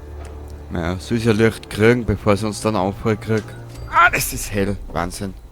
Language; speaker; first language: German; native; German